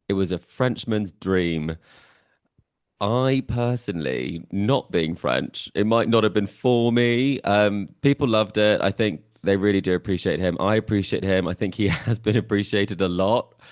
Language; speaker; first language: English; native; English